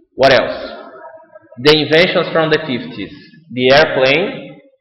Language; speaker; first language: English; non-native, fluent; Portuguese